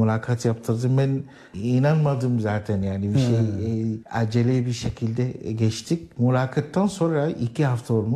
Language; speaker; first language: Turkish; non-native, learner; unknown